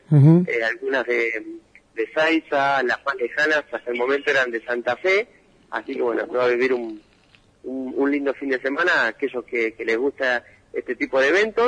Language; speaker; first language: Spanish; native; Spanish